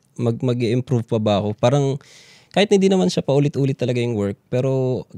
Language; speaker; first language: Filipino; non-native, local second language; Cebuano